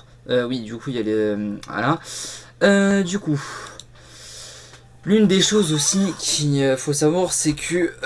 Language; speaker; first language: French; native; French